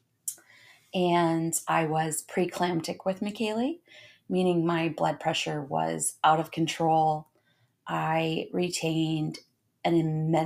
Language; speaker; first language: English; native; English